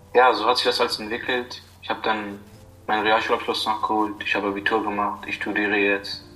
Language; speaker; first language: German; non-native, fluent; Arabic